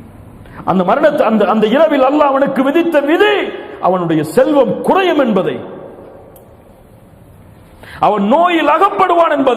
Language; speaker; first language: Tamil; native; Tamil